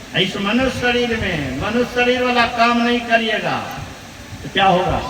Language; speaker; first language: Hindi; native; Hindi